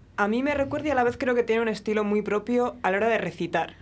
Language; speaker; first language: Spanish; native; Spanish